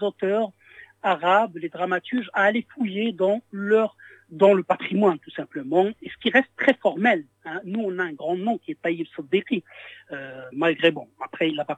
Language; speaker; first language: French; non-native, local second language; Arabic